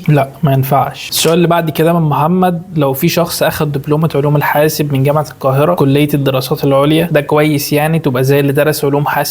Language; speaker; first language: Arabic; native; Arabic